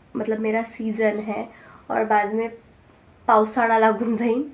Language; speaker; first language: Hindi; non-native, local second language; Marathi